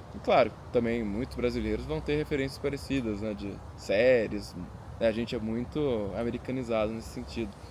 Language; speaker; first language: Portuguese; native; Portuguese